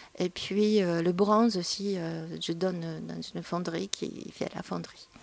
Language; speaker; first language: French; non-native, fluent; Japanese